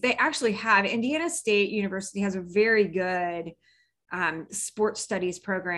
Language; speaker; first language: English; native; English